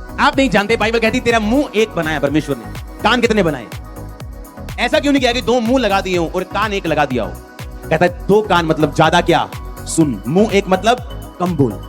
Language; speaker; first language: Hindi; non-native, local second language; Punjabi